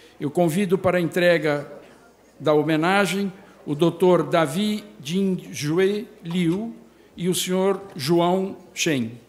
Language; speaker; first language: Portuguese; native; Portuguese